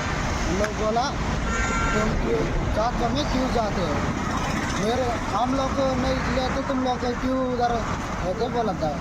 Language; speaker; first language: Hindi; non-native, local second language; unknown